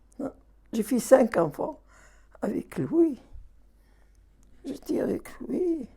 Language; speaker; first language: French; non-native, learner; Arabic